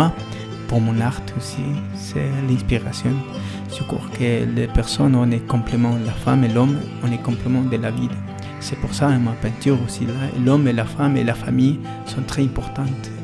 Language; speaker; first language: French; non-native, learner; Spanish